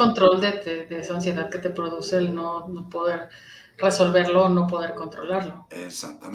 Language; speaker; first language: Spanish; native; Spanish